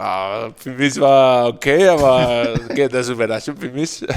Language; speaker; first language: German; non-native, learner; Spanish